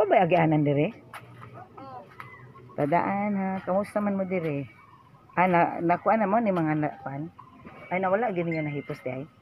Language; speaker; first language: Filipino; non-native, local second language; Cebuano